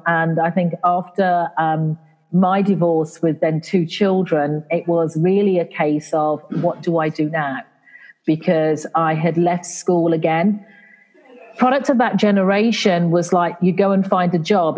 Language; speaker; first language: English; native; English